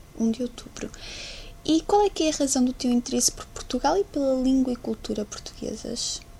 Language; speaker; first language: Portuguese; native; Portuguese